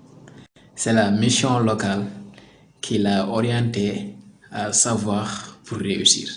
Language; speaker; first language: French; non-native, learner; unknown